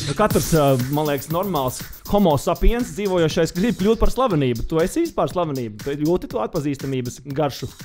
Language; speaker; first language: Latvian; native; Latvian